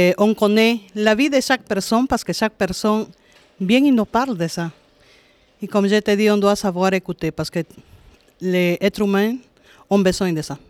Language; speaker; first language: French; non-native, fluent; Spanish